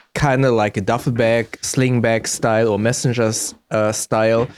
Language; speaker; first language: English; early bilingual, heritage; German